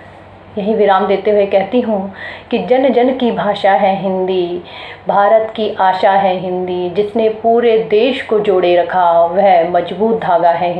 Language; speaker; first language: Hindi; native; Hindi